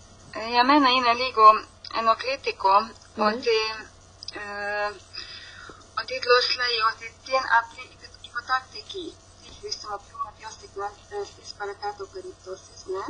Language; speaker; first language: Greek; non-native, learner; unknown